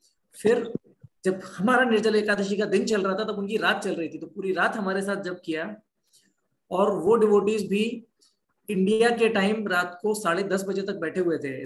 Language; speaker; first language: Hindi; native; Hindi